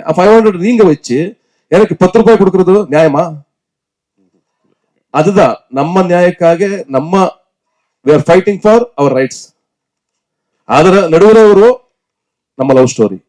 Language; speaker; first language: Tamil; non-native, learner; Kannada